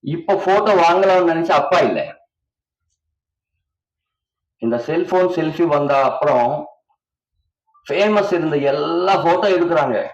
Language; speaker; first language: Tamil; non-native, learner; Telugu